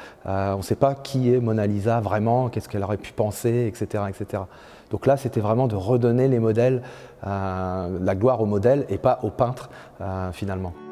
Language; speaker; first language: French; native; French